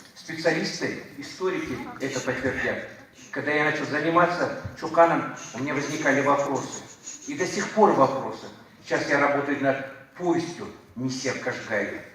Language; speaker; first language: Russian; non-native, local second language; Uyghur